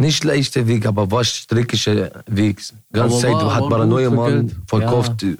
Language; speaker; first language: German; non-native, learner; Arabic